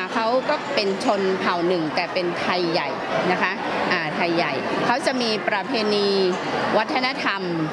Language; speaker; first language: Thai; native; Thai